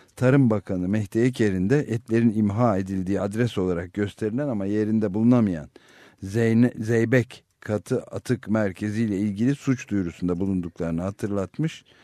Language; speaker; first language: Turkish; native; Turkish